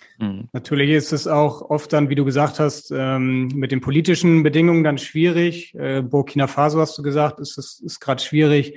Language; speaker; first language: German; native; German